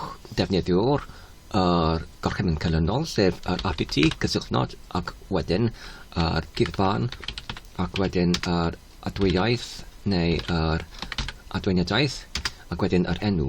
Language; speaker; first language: Welsh; non-native, fluent; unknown